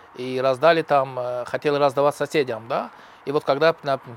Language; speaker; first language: Russian; non-native, local second language; Tajik